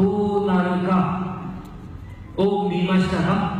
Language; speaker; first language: Japanese; non-native, learner; Korean